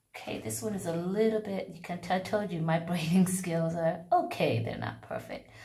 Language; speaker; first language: English; native; English